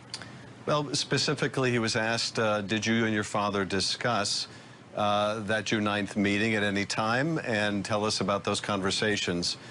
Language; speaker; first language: English; native; English